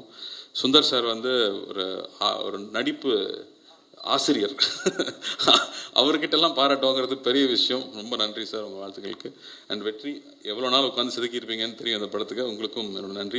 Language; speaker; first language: Tamil; native; Tamil